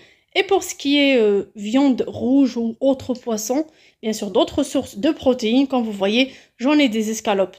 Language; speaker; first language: French; native; French